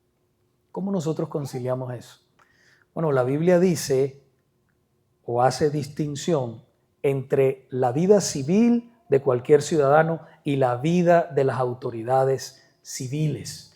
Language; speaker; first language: Spanish; native; Spanish